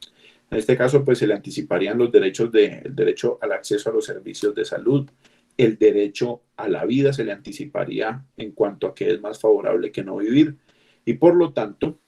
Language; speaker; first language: Spanish; native; Spanish